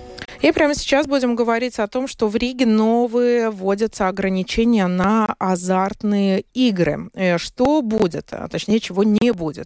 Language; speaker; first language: Russian; native; Russian